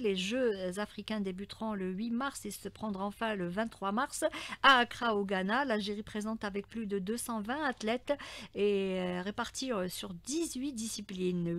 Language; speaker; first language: French; non-native, local second language; Arabic